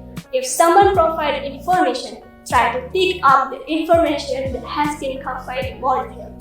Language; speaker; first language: English; non-native, learner; Indonesian